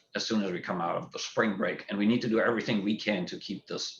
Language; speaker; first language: English; non-native, fluent; German